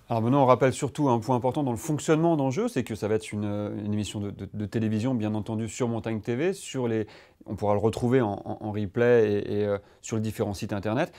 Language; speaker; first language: French; native; French